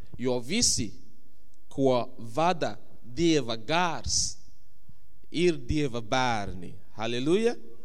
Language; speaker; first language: Latvian; non-native, fluent; English